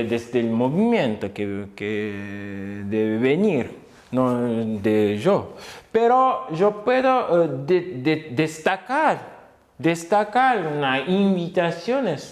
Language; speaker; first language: Spanish; non-native, fluent; Japanese